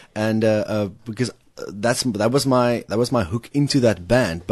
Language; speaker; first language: English; non-native, local second language; Afrikaans